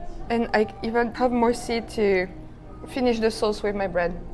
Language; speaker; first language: English; non-native, fluent; French